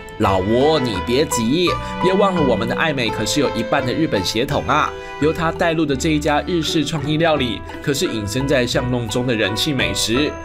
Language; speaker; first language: Chinese; native; Chinese